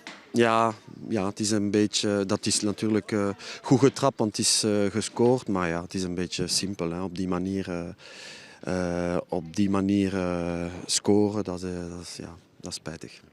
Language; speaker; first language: Dutch; non-native, fluent; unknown